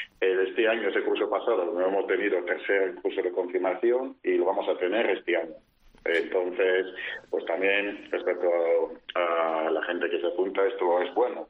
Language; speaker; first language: Spanish; non-native, local second language; Fang